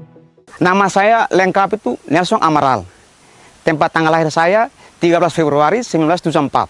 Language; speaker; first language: Indonesian; non-native, local second language; Tetum